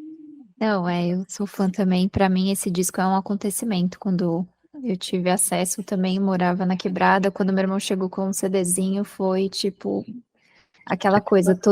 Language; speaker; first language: Portuguese; native; Portuguese